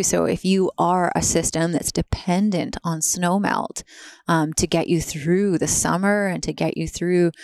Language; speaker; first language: English; native; English